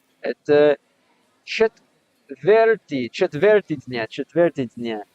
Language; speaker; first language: Russian; non-native, learner; English